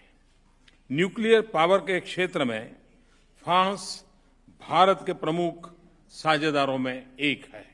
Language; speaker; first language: Hindi; non-native, local second language; Gujarati